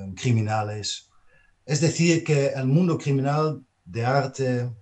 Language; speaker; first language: Spanish; non-native, fluent; Dutch